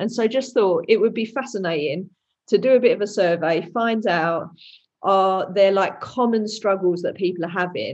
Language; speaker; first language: English; native; English